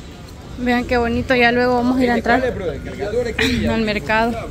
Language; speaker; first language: Spanish; native; Spanish